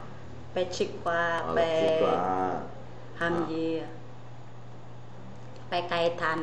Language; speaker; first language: Cantonese; non-native, learner; Indonesian